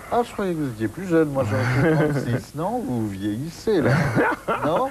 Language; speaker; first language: French; native; French